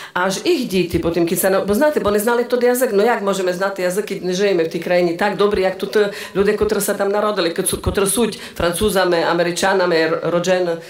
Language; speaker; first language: Slovak; non-native, local second language; Rusyn